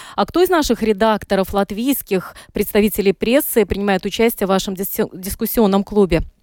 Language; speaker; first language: Russian; native; Russian